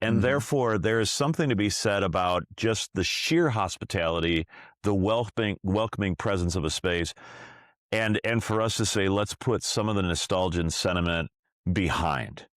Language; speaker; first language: English; native; English